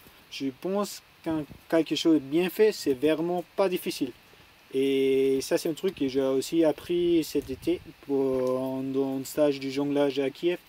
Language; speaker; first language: French; non-native, learner; German